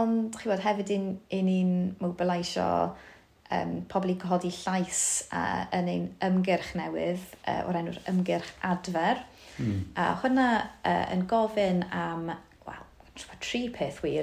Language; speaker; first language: Welsh; native; Welsh